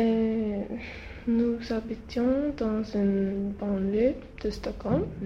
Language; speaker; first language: French; non-native, learner; Swedish